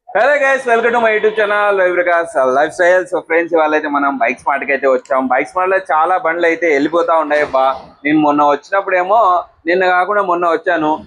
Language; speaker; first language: Telugu; native; Telugu